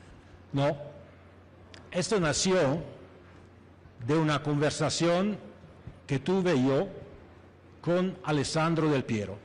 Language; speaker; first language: Spanish; non-native, fluent; Italian